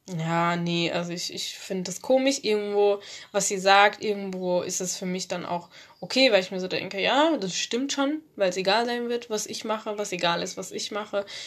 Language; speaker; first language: German; early bilingual, other home language; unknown